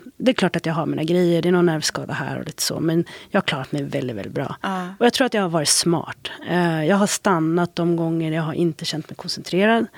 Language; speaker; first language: Swedish; native; Swedish